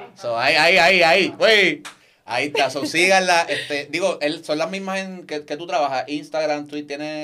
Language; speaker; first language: Spanish; native; Spanish